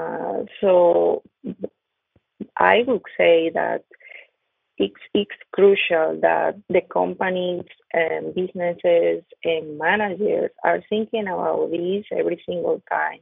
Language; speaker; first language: English; non-native, fluent; Spanish